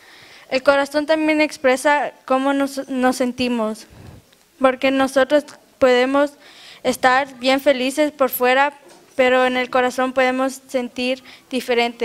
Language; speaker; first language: Spanish; early bilingual, other home language; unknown